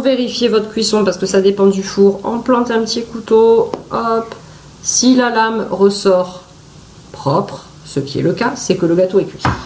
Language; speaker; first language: French; native; French